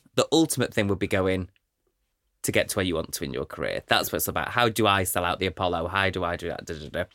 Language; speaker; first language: English; native; English